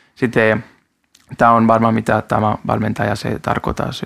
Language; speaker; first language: Finnish; non-native, learner; Spanish